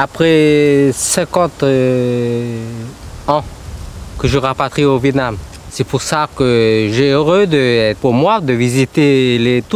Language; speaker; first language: French; early bilingual, other home language; Vietnamese